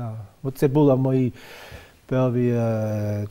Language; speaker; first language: Ukrainian; non-native, fluent; German